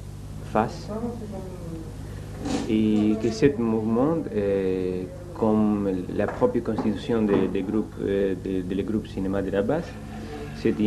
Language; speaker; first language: French; non-native, fluent; Spanish